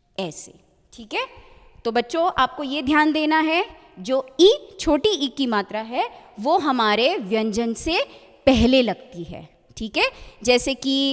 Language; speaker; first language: Hindi; native; Hindi